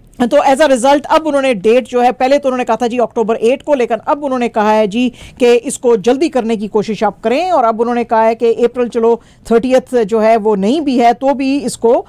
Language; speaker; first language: Urdu; native; Urdu